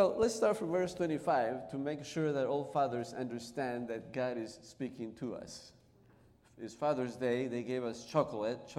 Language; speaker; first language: English; non-native, fluent; Spanish